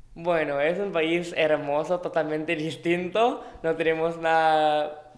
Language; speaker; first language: Spanish; non-native, fluent; Thai